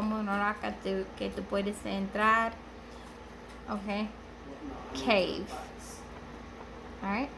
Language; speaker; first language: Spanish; non-native, learner; English